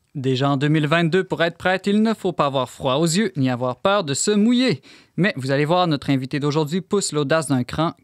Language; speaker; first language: French; native; French